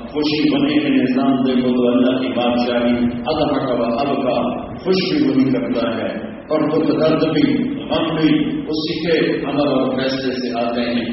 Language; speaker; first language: Urdu; native; Urdu